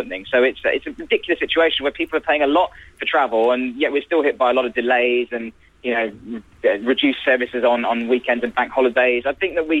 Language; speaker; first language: English; native; English